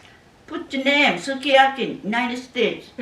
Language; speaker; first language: English; non-native, learner; Japanese